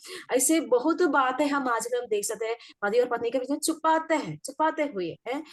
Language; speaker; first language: Hindi; non-native, local second language; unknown